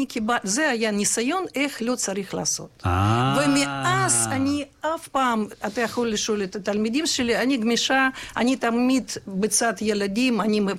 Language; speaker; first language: Hebrew; non-native, fluent; Ukrainian